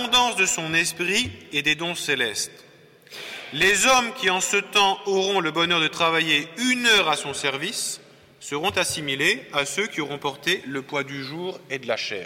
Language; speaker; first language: French; native; French